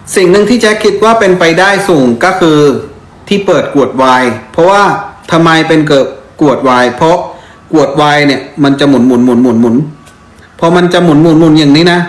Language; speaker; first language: Thai; non-native, fluent; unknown